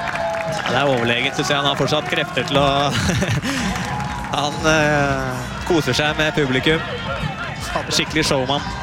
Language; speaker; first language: Norwegian; native; Norwegian